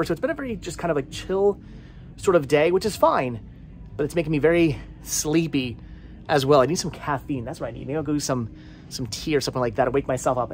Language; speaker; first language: English; native; English